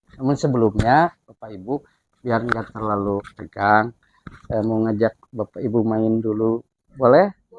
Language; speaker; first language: Indonesian; non-native, local second language; Sundanese